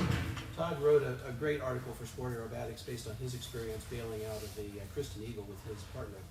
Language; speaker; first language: English; native; English